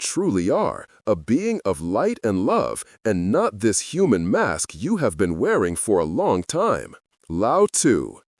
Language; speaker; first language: English; non-native, fluent; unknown